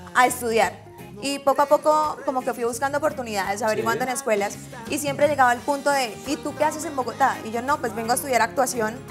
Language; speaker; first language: Spanish; native; Spanish